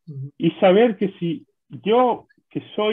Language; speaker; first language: Spanish; non-native, fluent; Hebrew